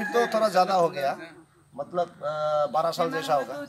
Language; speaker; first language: Hindi; non-native, local second language; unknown